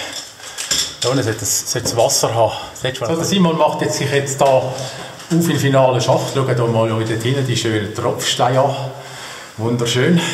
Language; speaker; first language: German; native; German